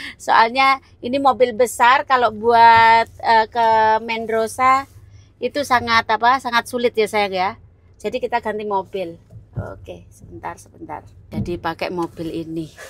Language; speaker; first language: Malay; non-native, local second language; Javanese